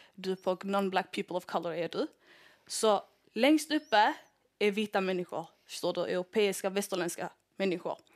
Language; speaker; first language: Swedish; early bilingual, other home language; Somali